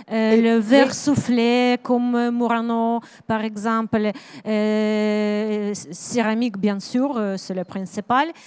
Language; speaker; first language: French; non-native, learner; Ukrainian